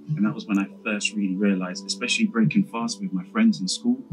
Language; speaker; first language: English; native; English